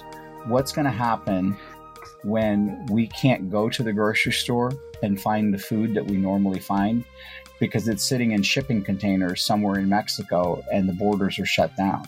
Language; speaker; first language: English; native; English